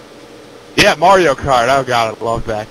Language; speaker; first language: English; native; English